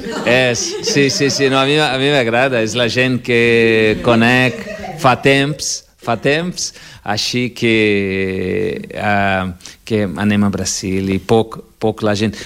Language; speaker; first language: Catalan; non-native, fluent; Portuguese